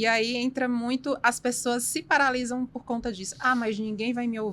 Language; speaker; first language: Portuguese; native; Portuguese